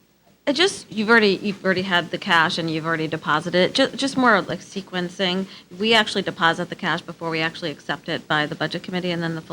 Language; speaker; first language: English; native; English